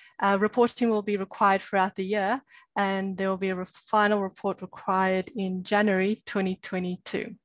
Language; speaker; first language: English; native; English